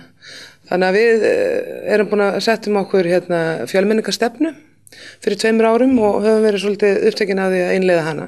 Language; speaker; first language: Icelandic; native; Icelandic